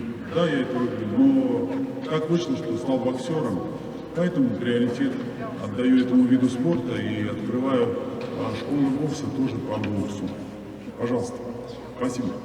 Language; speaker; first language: Russian; native; Russian